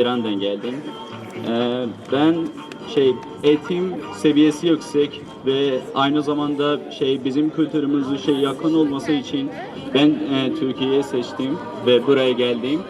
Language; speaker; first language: Turkish; non-native, learner; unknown